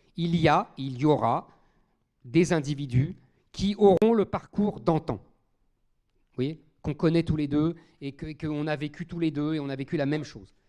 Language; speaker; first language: French; native; French